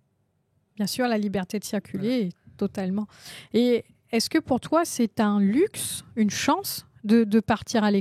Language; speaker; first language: French; native; French